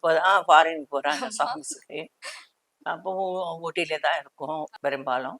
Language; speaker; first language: Tamil; non-native, local second language; Telugu